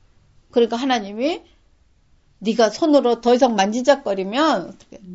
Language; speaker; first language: Korean; native; Korean